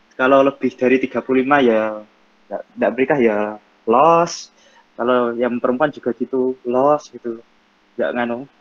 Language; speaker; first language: Indonesian; non-native, local second language; Javanese